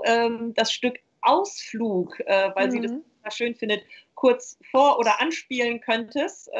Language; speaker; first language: German; native; German